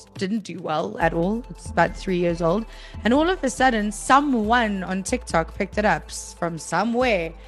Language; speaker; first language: English; native; English